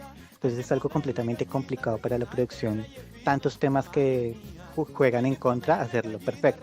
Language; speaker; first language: Spanish; native; Spanish